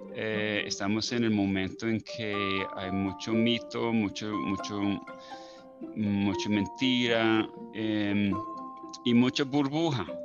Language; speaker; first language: Spanish; non-native, fluent; English